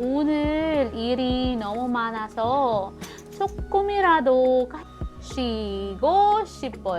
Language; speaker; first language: Korean; non-native, fluent; Filipino